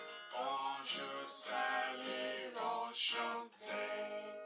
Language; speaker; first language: French; non-native, fluent; English